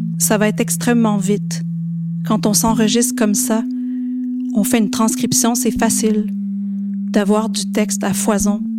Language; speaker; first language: French; native; French